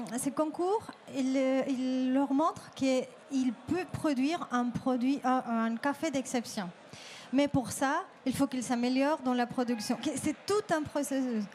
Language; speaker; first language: French; non-native, fluent; Spanish